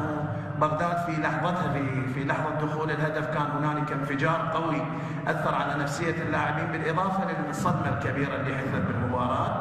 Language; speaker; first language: Arabic; native; Arabic